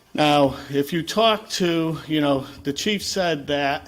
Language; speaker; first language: English; native; English